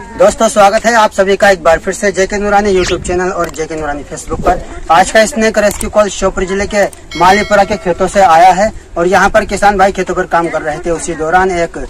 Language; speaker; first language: Hindi; native; Hindi